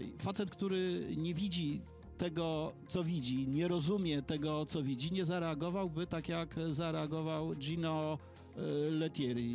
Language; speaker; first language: Polish; native; Polish